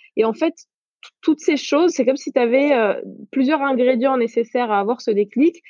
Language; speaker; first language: French; non-native, local second language; Arabic